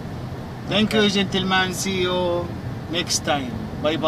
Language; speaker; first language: English; non-native, learner; Arabic